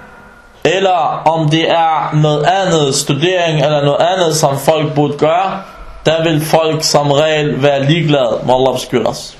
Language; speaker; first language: Danish; early bilingual, other home language; Arabic